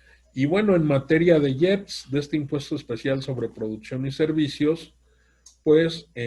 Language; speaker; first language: Spanish; native; Spanish